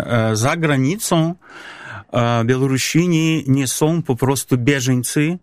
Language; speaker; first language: Polish; non-native, fluent; Belarusian